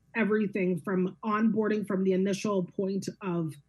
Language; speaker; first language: English; native; English